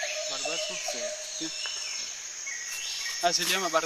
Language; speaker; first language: Spanish; non-native, learner; French